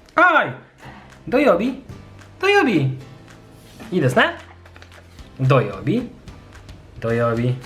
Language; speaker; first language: Japanese; non-native, fluent; Polish